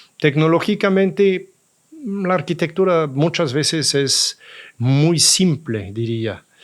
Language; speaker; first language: Spanish; non-native, fluent; French